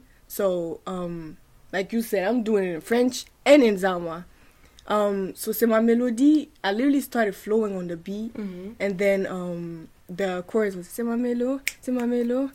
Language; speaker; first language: English; non-native, fluent; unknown